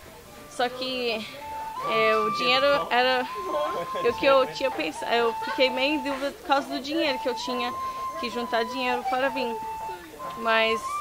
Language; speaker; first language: Portuguese; early bilingual, heritage; Portuguese